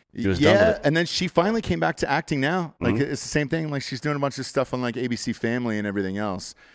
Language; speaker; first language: English; native; English